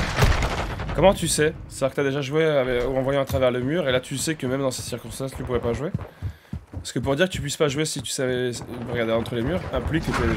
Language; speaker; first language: French; native; French